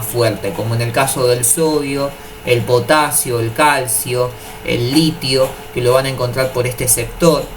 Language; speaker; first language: Spanish; native; Spanish